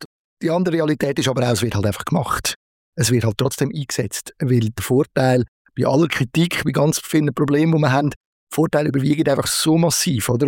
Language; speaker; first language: German; native; German